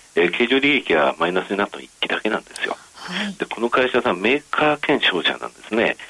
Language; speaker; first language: Japanese; native; Japanese